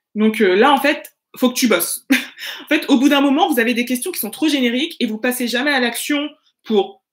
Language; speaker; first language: French; native; French